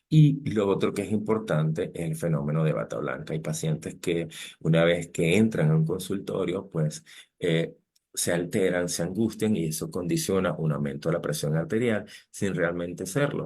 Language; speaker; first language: Spanish; native; Spanish